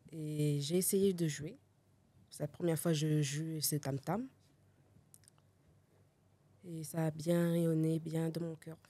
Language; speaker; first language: French; non-native, local second language; Réunion Creole French